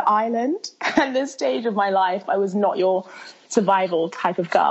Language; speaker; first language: English; early bilingual, other home language; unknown